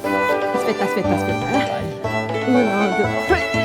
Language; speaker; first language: Italian; non-native, learner; Japanese